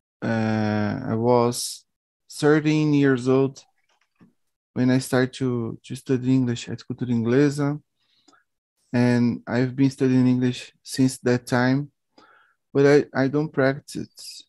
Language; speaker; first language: English; non-native, learner; Portuguese